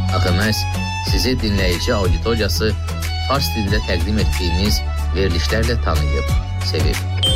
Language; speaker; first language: Azerbaijani; native; Azerbaijani